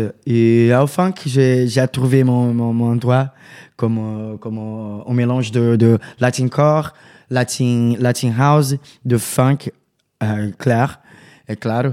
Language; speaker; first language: French; non-native, fluent; Portuguese